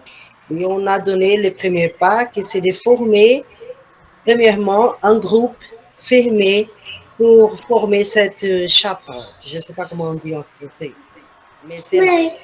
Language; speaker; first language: French; non-native, fluent; Portuguese